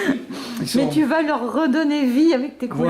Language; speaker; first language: French; native; French